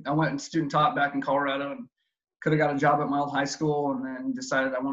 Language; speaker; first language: English; native; English